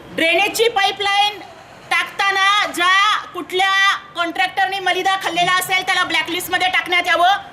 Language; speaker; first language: Marathi; native; Marathi